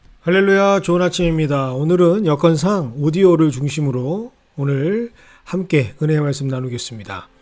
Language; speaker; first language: Korean; native; Korean